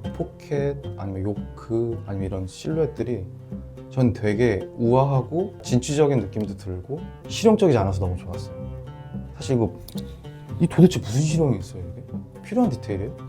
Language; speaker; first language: Korean; native; Korean